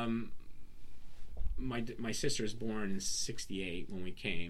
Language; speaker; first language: English; early bilingual, other home language; Serbian